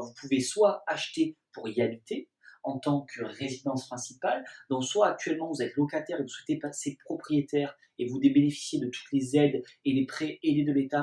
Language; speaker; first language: French; native; French